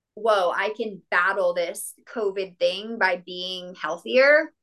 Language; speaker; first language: English; native; English